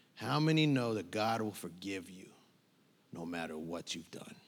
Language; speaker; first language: English; native; English